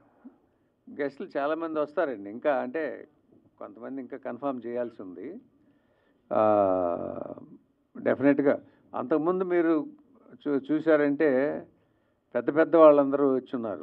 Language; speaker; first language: Telugu; native; Telugu